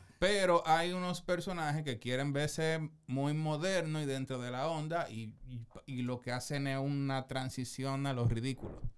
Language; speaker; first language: Spanish; native; Spanish